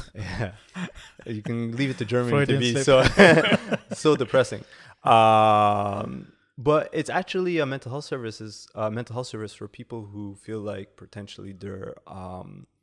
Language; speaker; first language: English; native; English